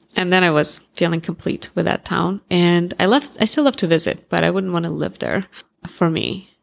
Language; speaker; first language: English; non-native, fluent; Russian